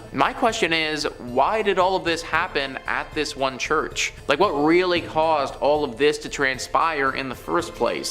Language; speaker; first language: English; native; English